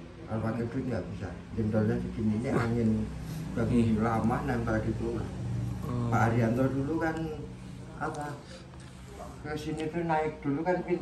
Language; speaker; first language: Indonesian; non-native, local second language; Javanese